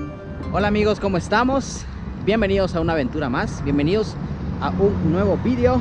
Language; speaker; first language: Spanish; native; Spanish